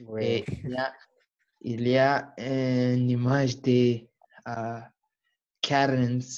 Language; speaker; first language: French; non-native, learner; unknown